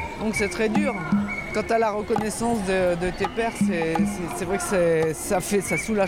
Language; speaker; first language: French; native; French